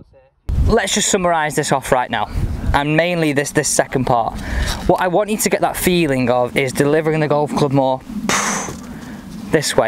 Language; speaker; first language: English; native; English